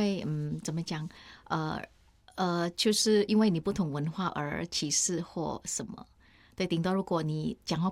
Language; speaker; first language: Chinese; non-native, fluent; Indonesian